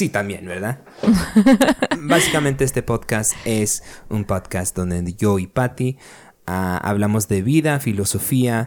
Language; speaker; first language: Spanish; early bilingual, other home language; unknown